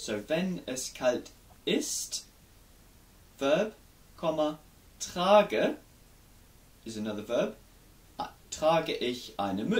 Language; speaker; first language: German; non-native, fluent; English